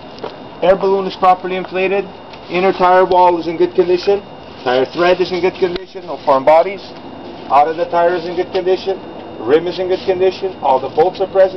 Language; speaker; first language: English; non-native, local second language; French